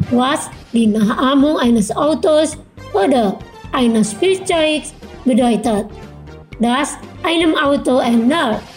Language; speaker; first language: German; non-native, fluent; Indonesian